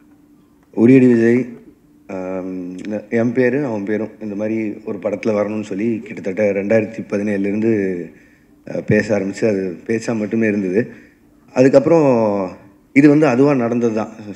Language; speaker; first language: Tamil; native; Tamil